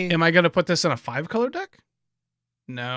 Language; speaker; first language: English; native; English